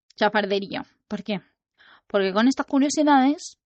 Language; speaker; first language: Spanish; non-native, local second language; Catalan